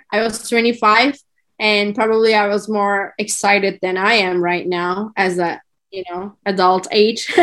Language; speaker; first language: English; non-native, fluent; Turkish